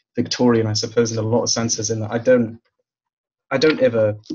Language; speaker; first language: English; native; English